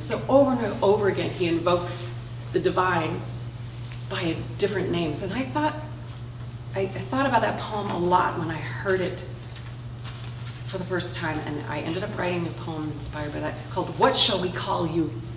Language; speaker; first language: English; native; English